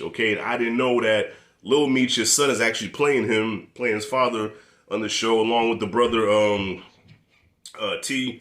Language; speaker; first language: English; native; English